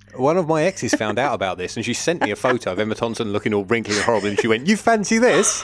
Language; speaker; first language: English; native; English